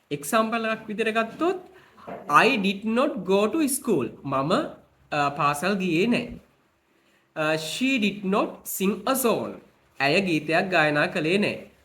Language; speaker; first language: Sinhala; native; Sinhala